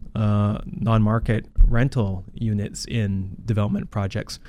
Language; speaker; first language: English; native; English